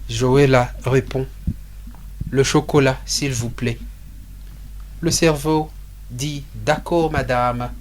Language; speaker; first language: French; non-native, fluent; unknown